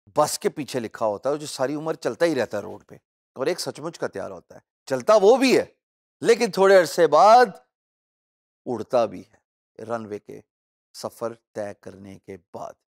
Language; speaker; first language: Urdu; native; Urdu